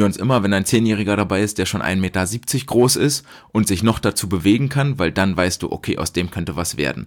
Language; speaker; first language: German; native; German